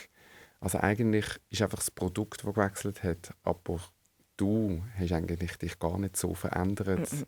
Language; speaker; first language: German; native; German